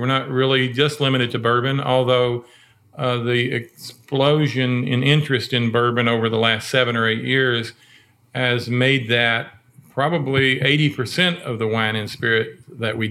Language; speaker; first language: English; native; English